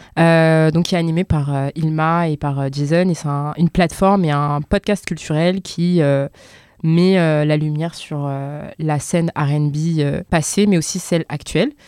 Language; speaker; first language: French; early bilingual, other home language; Lingala